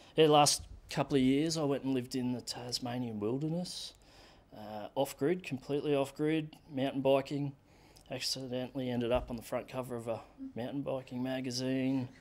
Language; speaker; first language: English; native; English